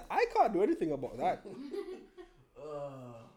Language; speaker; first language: English; non-native, local second language; Jamaican Creole English